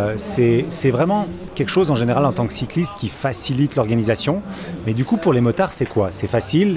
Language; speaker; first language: French; native; French